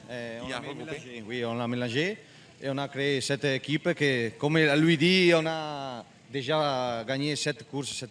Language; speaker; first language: French; non-native, learner; Italian